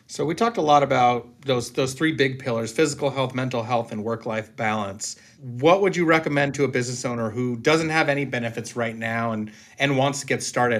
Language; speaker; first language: English; native; English